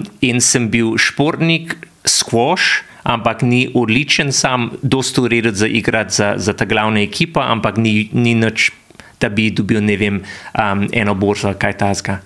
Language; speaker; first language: Slovenian; non-native, fluent; English